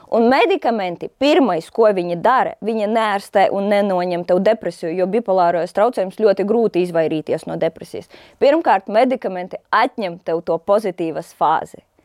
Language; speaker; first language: Latvian; non-native, local second language; Russian